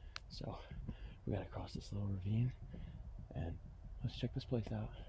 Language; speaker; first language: English; native; English